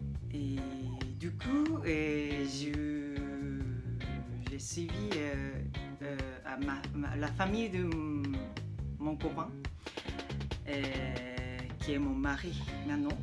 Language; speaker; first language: French; non-native, learner; Japanese